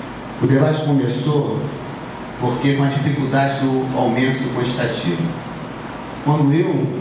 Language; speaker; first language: Portuguese; native; Portuguese